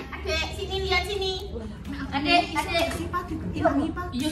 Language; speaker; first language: Indonesian; non-native, local second language; Javanese